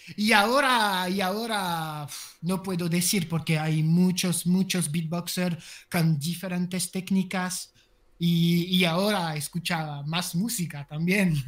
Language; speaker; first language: Spanish; non-native, learner; French